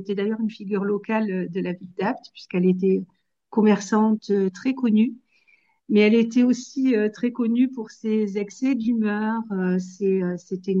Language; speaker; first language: French; native; French